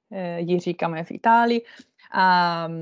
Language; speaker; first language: Czech; non-native, fluent; Italian